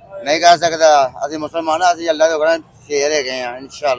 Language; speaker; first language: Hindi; non-native, local second language; Punjabi